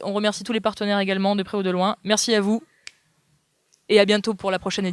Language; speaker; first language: French; native; French